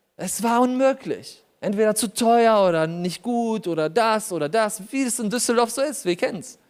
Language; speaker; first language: German; early bilingual, other home language; Polish